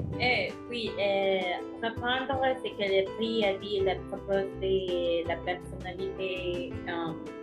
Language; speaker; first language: French; non-native, learner; Spanish